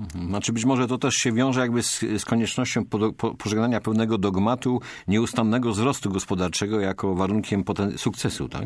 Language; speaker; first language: Polish; native; Polish